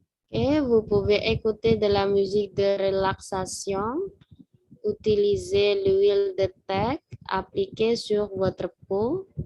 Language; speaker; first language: French; non-native, fluent; Indonesian